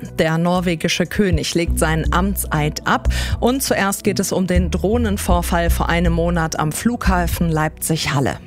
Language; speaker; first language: German; native; German